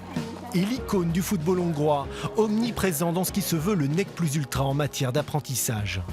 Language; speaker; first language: French; native; French